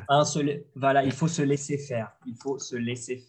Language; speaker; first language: French; non-native, local second language; Arabic